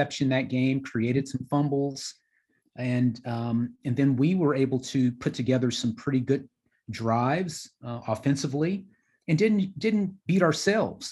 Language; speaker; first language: English; native; English